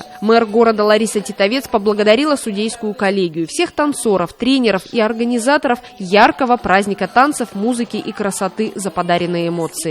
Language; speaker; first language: Russian; native; Russian